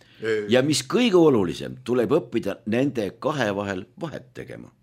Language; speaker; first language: Estonian; native; Estonian